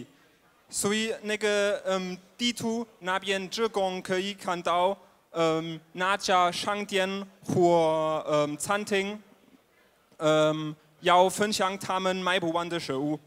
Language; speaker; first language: Chinese; non-native, fluent; German